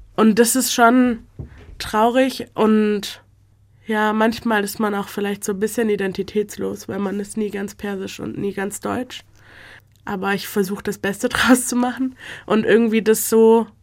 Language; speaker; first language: German; native; German